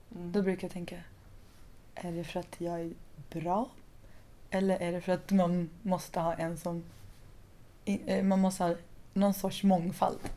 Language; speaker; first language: Swedish; early bilingual, other home language; Persian